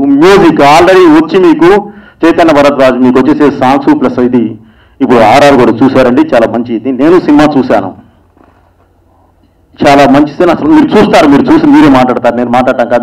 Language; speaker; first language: Telugu; native; Telugu